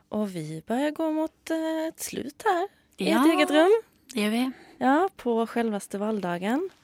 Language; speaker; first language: Norwegian; non-native, fluent; Swedish